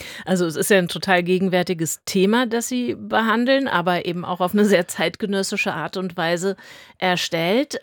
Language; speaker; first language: German; native; German